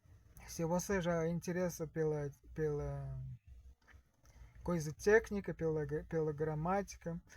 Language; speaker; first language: Portuguese; non-native, learner; Russian